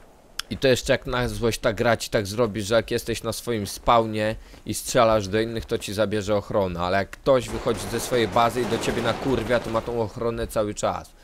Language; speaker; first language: Polish; native; Polish